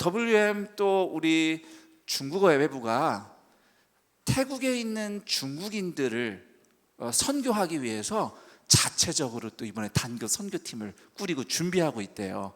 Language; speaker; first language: Korean; native; Korean